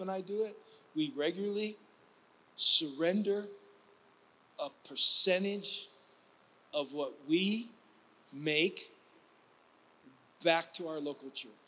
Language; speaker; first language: English; native; English